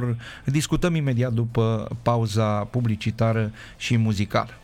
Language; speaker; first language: Romanian; native; Romanian